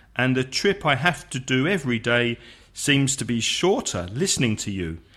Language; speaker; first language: English; native; English